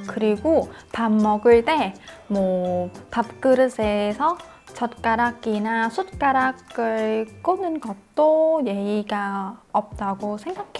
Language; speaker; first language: Korean; non-native, learner; Vietnamese